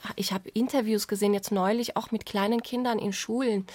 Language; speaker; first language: German; non-native, fluent; Persian